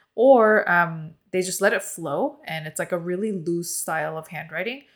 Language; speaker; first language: English; early bilingual, other home language; Korean